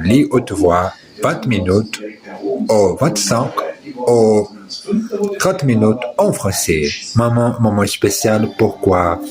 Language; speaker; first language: French; non-native, learner; Portuguese